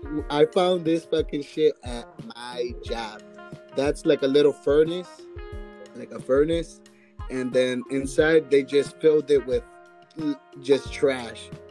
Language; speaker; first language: English; non-native, fluent; Spanish